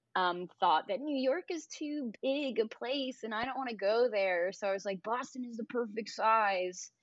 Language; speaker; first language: English; native; English